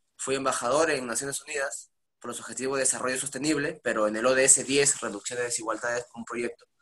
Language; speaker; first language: Spanish; native; Spanish